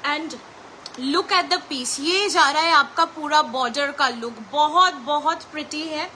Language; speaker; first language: Hindi; non-native, local second language; Bangla